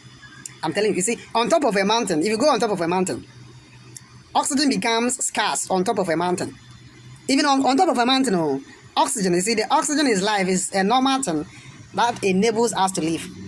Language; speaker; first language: English; non-native, local second language; Akan